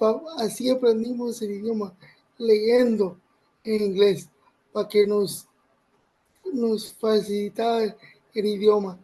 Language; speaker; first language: Spanish; early bilingual, other home language; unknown